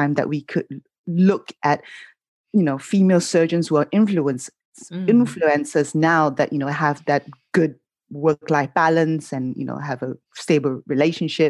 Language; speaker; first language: English; non-native, local second language; Cantonese